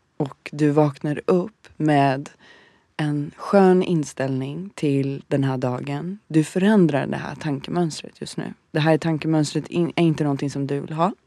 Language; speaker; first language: Swedish; early bilingual, other home language; Bosnian